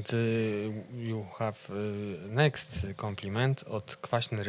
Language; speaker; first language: English; non-native, learner; Polish